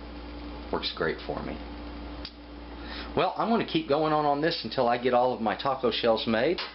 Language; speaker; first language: English; native; English